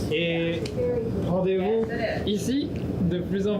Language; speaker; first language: French; native; French